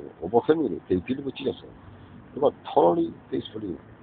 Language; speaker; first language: English; non-native, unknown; Korean